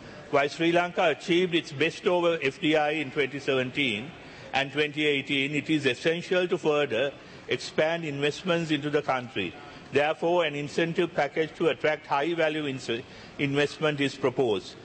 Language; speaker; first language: English; non-native, local second language; Sinhala